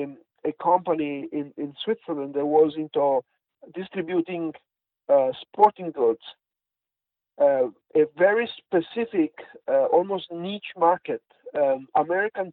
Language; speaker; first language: English; non-native, fluent; Italian